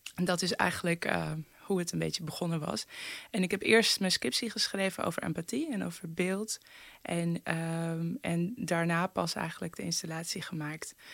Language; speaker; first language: Dutch; early bilingual, other home language; Persian